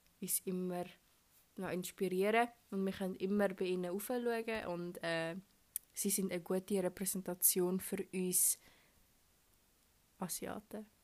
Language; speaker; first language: German; early bilingual, other home language; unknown